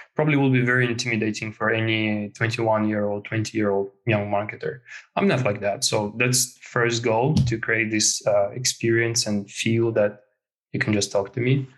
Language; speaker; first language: English; non-native, fluent; Russian